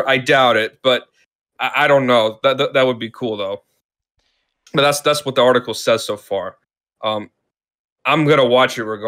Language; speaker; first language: English; native; English